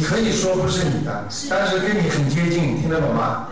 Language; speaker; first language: Chinese; native; Chinese